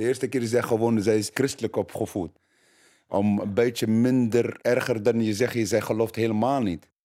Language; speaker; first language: Dutch; non-native, learner; Arabic